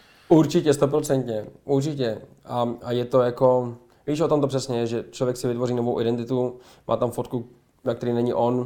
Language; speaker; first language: Czech; native; Czech